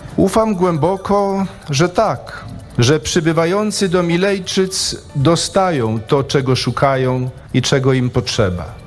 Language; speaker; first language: Polish; native; Polish